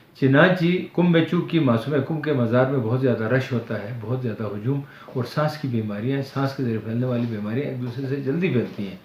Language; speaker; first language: Urdu; non-native, local second language; Balti